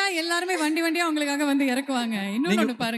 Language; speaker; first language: Tamil; native; Tamil